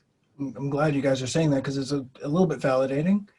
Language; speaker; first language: English; native; English